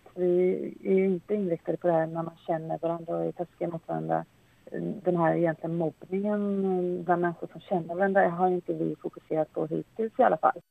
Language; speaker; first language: Swedish; native; Swedish